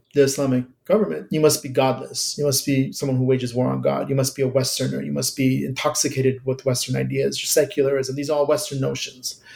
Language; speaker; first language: English; early bilingual, other home language; Persian